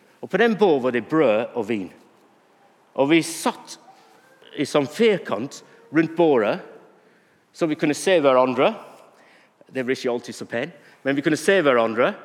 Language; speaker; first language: Norwegian; non-native, fluent; English